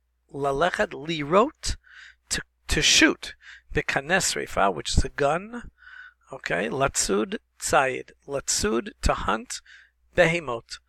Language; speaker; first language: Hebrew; non-native, fluent; English